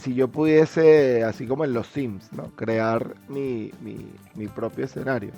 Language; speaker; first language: Spanish; native; Spanish